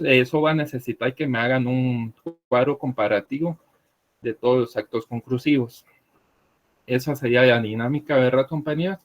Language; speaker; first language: Spanish; native; Spanish